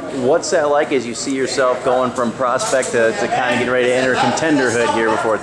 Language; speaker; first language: English; native; English